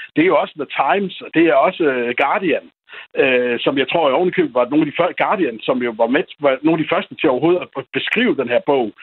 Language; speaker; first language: Danish; native; Danish